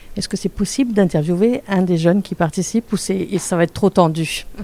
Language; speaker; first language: French; native; French